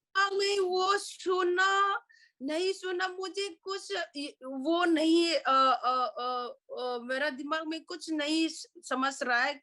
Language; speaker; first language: Hindi; non-native, local second language; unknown